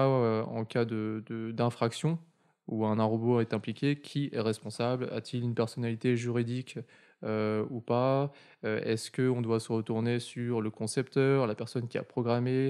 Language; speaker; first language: French; native; French